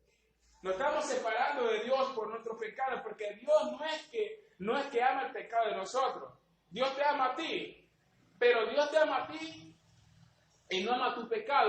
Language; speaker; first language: Spanish; native; Spanish